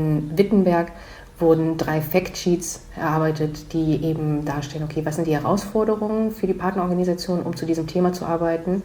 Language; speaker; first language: German; native; German